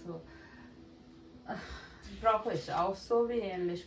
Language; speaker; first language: German; non-native, learner; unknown